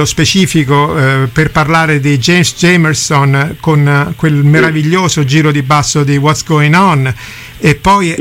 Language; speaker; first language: Italian; native; Italian